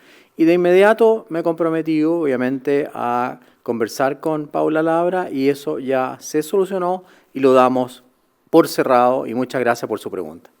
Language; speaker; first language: Spanish; native; Spanish